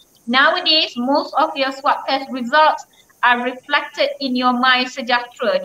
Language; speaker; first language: English; non-native, local second language; Malay